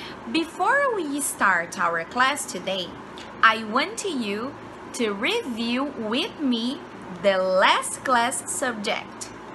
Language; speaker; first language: English; non-native, fluent; Portuguese